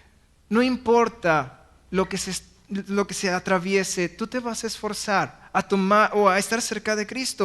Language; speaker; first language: Spanish; native; Spanish